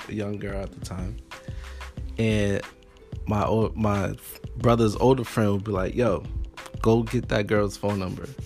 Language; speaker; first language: English; early bilingual, other home language; Haitian Creole